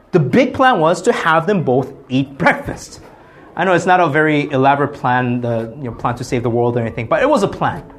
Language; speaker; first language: English; early bilingual, other home language; Korean